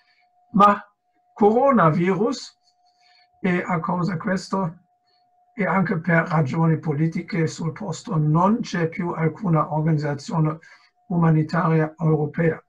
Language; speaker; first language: Italian; non-native, fluent; German